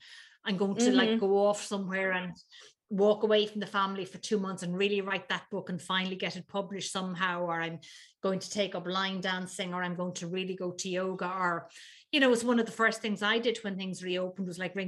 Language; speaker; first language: English; native; English